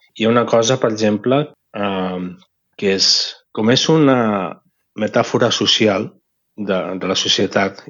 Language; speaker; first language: Catalan; native; Catalan